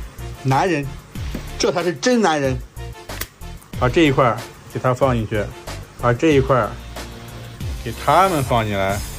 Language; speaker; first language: Chinese; native; Chinese